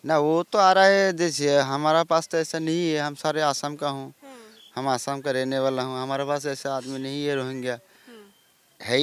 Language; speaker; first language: Hindi; non-native, local second language; Bangla